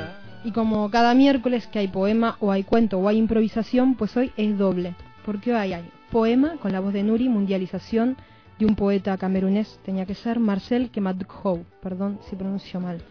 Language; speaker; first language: Spanish; native; Spanish